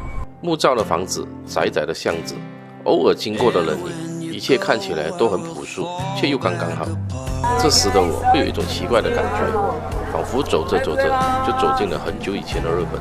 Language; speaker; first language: Chinese; native; Chinese